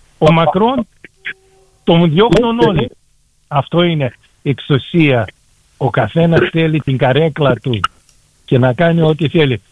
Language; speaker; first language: Greek; early bilingual, heritage; Greek